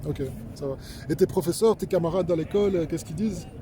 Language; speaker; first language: French; native; French